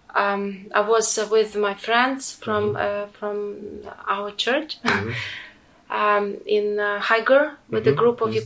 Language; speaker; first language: English; non-native, fluent; Ukrainian